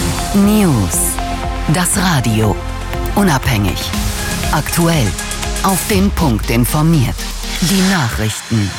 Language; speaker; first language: German; native; German